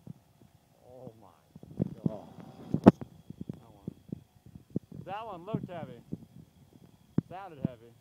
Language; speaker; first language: English; native; English